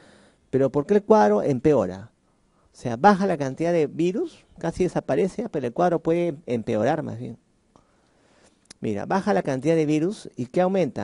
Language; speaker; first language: Spanish; native; Spanish